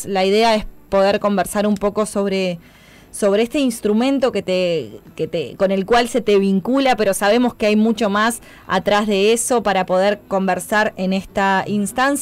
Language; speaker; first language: Spanish; native; Spanish